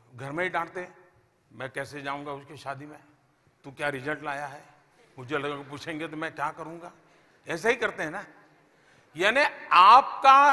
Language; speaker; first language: Hindi; native; Hindi